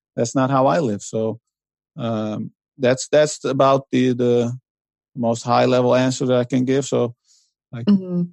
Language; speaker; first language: English; non-native, fluent; Dutch